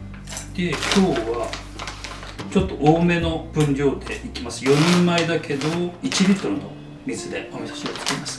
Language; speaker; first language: Japanese; native; Japanese